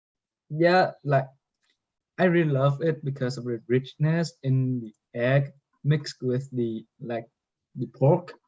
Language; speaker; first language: English; non-native, fluent; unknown